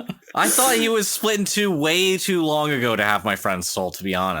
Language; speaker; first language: English; native; English